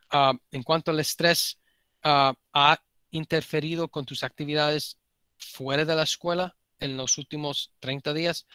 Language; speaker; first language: Spanish; early bilingual, heritage; Spanish